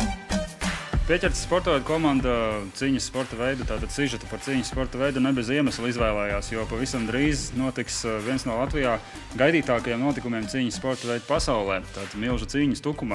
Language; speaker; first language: Latvian; native; Latvian